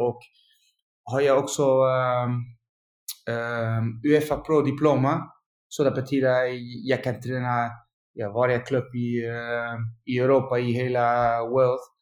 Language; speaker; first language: Swedish; non-native, learner; Dutch